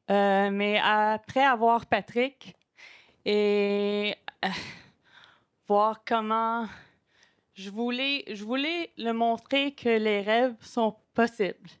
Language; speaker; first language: French; non-native, local second language; English